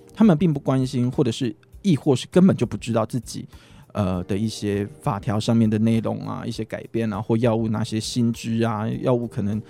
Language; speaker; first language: Chinese; native; Chinese